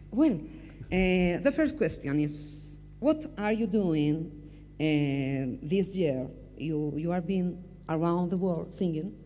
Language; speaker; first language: English; non-native, learner; Spanish